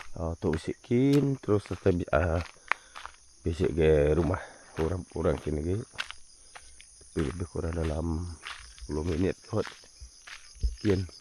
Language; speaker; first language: Malay; non-native, local second language; Iban